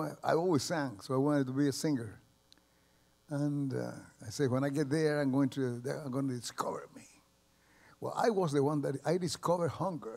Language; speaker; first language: English; early bilingual, other home language; Spanish